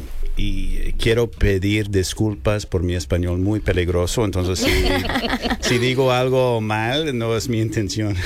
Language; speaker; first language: Spanish; non-native, learner; English